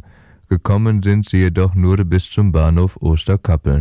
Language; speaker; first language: German; native; German